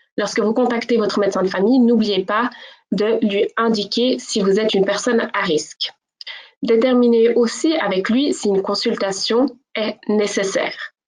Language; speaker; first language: French; native; French